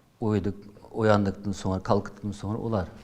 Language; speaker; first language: Turkish; non-native, learner; Uyghur